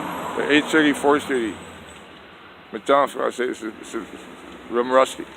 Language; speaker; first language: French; non-native, learner; English